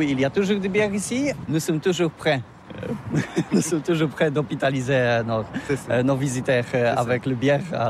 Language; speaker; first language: French; non-native, learner; Polish